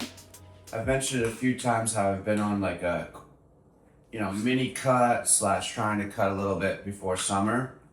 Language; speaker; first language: English; native; English